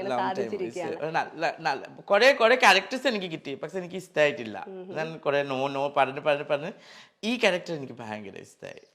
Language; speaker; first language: Malayalam; non-native, learner; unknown